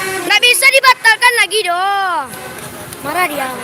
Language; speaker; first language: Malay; non-native, local second language; Minangkabau